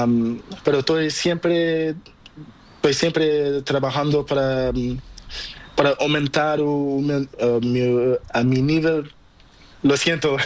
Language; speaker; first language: Spanish; non-native, learner; Portuguese